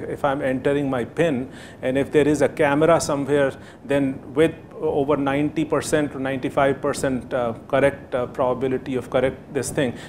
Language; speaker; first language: English; non-native, local second language; Hindi